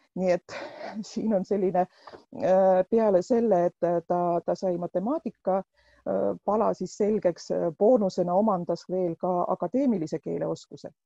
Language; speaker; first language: Estonian; non-native, local second language; Russian